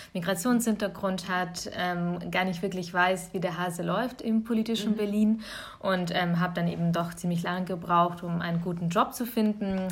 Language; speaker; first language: German; early bilingual, other home language; Russian